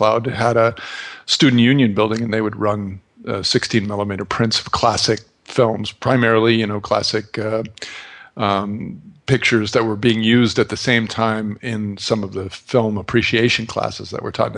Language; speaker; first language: English; native; English